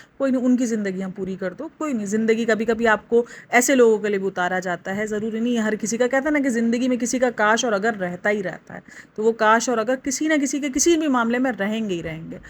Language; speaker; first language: Urdu; native; Urdu